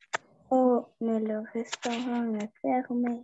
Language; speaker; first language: French; non-native, learner; Russian